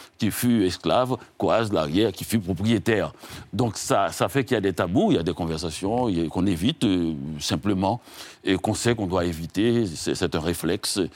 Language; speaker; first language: French; non-native, local second language; Haitian Creole